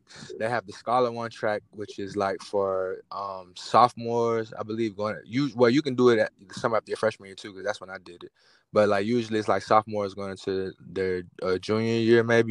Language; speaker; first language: English; native; English